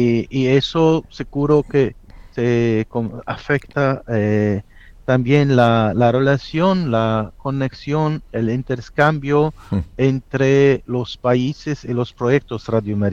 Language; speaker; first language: Spanish; non-native, fluent; Italian